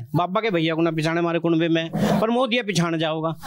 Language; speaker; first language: Hindi; native; Hindi